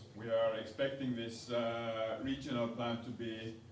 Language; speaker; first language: English; non-native, fluent; Estonian